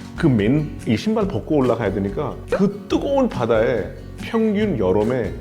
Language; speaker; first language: Korean; non-native, fluent; Hindi